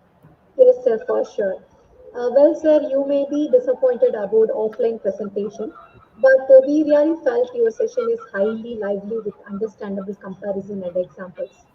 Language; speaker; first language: English; non-native, local second language; Tamil